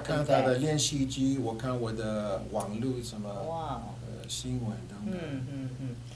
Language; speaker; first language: Chinese; non-native, fluent; English